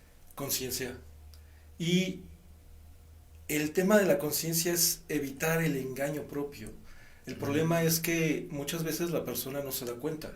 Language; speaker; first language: Spanish; native; Spanish